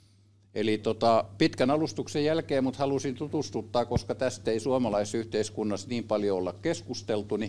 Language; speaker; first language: Finnish; native; Finnish